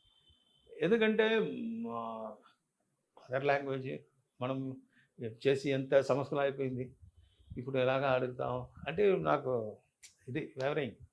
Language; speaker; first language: Telugu; non-native, local second language; Tamil